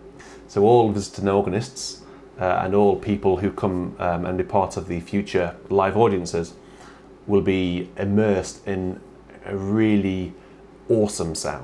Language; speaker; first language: English; native; English